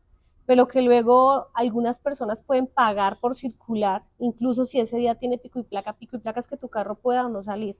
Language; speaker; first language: Spanish; native; Spanish